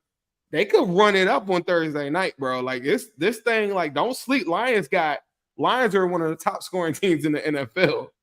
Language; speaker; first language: English; native; English